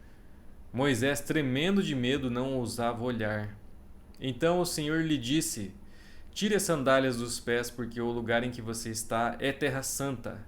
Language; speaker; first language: Portuguese; native; Portuguese